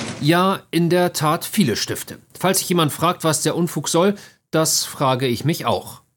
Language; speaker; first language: German; native; German